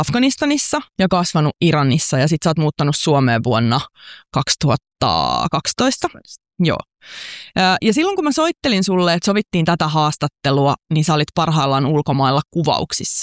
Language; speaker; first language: Finnish; native; Finnish